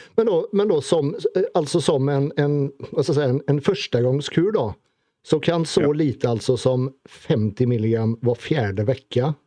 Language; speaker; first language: Swedish; native; Swedish